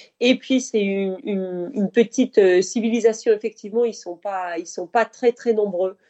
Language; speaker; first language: French; non-native, fluent; Spanish